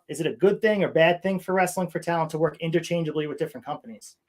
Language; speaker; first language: English; native; English